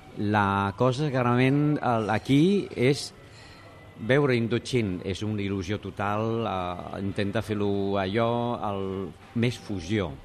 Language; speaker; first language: Catalan; non-native, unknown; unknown